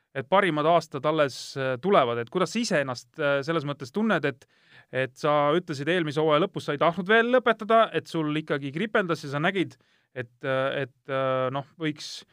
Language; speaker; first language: Estonian; native; Estonian